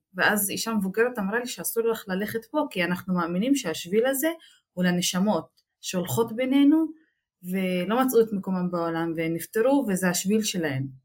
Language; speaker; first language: Hebrew; non-native, local second language; Arabic